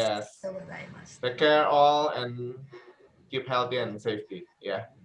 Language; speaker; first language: English; non-native, learner; Indonesian